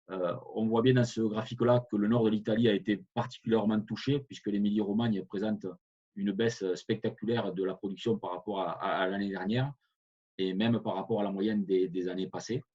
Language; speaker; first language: French; native; French